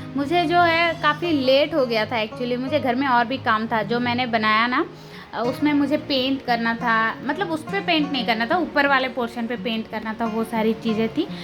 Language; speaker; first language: Hindi; non-native, local second language; Telugu